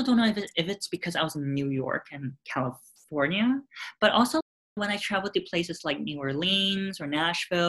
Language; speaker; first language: English; non-native, local second language; Cantonese